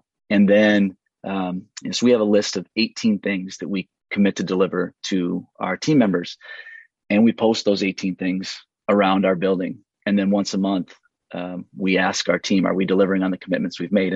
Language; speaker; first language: English; native; English